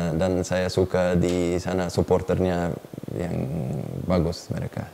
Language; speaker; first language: Indonesian; non-native, learner; Uzbek